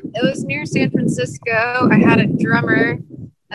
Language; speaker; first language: English; native; English